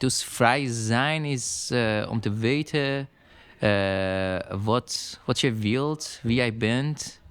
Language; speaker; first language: Dutch; non-native, learner; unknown